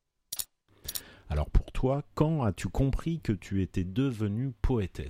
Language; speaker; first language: French; native; French